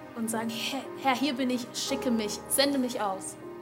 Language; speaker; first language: German; non-native, fluent; Filipino